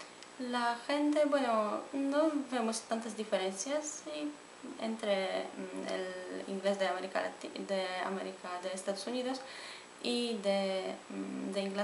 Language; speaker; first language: Spanish; non-native, fluent; Polish